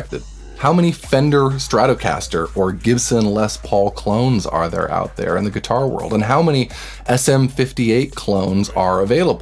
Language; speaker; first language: English; native; English